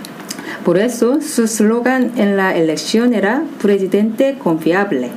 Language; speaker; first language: Spanish; non-native, fluent; Korean